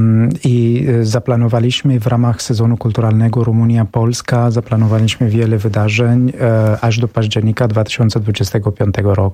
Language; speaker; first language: Polish; non-native, fluent; Romanian